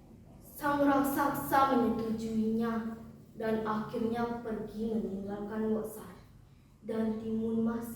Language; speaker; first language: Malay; non-native, local second language; Balinese